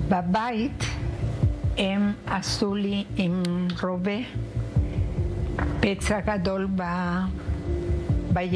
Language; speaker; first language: Hebrew; non-native, learner; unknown